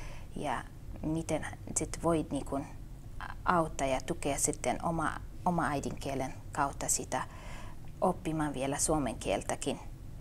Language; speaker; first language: Finnish; non-native, fluent; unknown